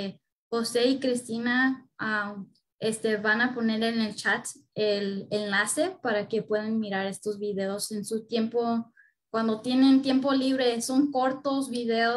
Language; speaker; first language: Spanish; early bilingual, heritage; Spanish